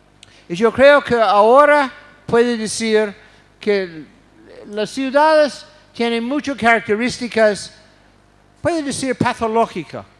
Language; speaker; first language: Spanish; non-native, fluent; English